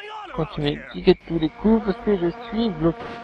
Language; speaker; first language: French; native; French